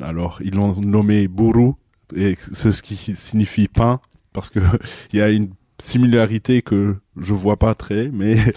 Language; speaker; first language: French; non-native, fluent; German